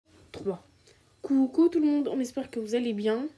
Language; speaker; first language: French; native; French